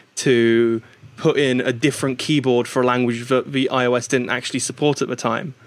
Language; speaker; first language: English; native; English